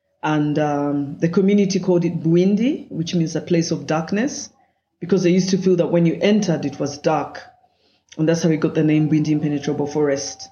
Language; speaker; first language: English; non-native, local second language; Ganda